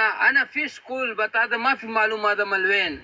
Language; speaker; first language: Arabic; non-native, learner; Urdu